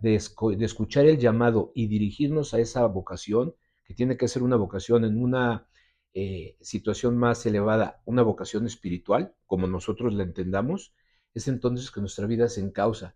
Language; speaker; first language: Spanish; native; Spanish